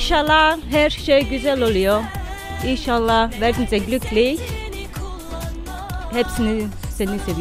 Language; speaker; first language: Turkish; non-native, learner; German